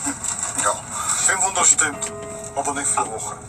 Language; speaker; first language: German; non-native, learner; Czech